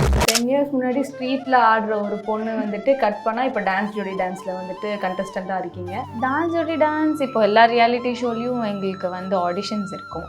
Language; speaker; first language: Tamil; native; Tamil